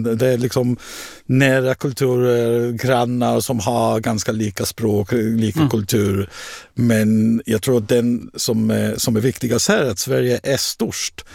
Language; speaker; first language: Swedish; non-native, fluent; Hebrew